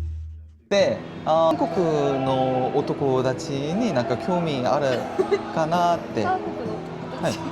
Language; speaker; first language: Japanese; non-native, learner; Korean